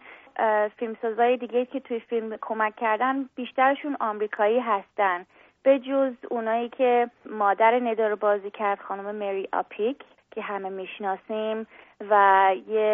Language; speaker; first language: Persian; early bilingual, heritage; English